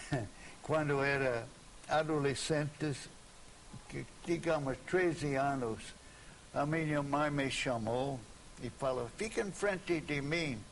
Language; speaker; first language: Portuguese; non-native, fluent; English